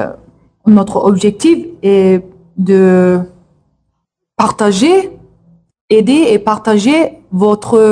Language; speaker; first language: French; non-native, learner; English